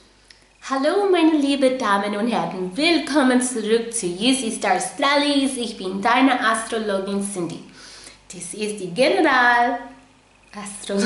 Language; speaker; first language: German; non-native, fluent; English